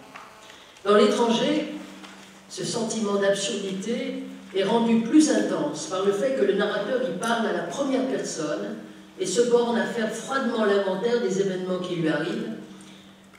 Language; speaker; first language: French; native; French